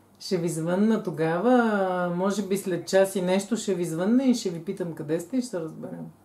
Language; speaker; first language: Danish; non-native, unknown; Bulgarian